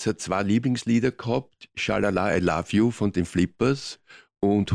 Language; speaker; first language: German; non-native, local second language; Croatian